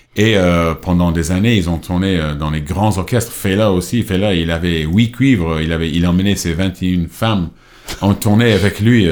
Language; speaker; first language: French; non-native, fluent; English